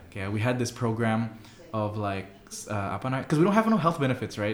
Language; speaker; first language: English; early bilingual, other home language; Indonesian